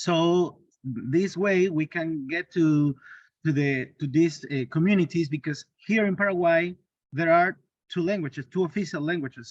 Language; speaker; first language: English; non-native, learner; Spanish